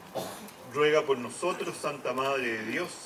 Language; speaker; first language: Spanish; native; Spanish